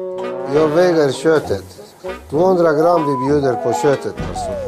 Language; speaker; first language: Swedish; non-native, learner; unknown